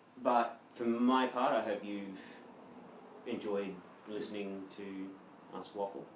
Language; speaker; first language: English; native; English